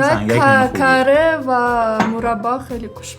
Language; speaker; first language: Persian; non-native, learner; Russian